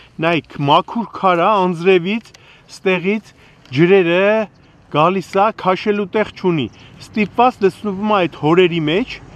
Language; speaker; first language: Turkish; early bilingual, heritage; Turkish